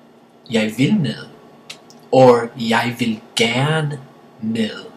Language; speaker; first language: Danish; non-native, learner; English